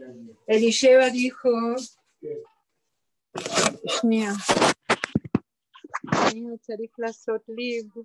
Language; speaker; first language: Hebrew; non-native, learner; Spanish